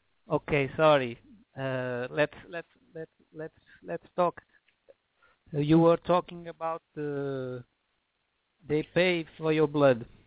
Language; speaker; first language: English; non-native, fluent; Portuguese